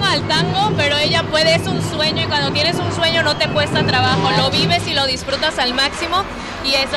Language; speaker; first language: Spanish; native; Spanish